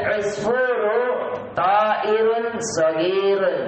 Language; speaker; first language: Arabic; non-native, fluent; Indonesian